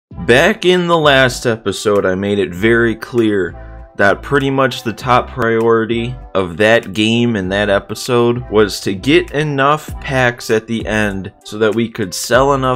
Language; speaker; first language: English; native; English